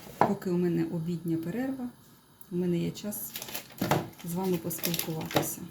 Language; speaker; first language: Ukrainian; non-native, local second language; Russian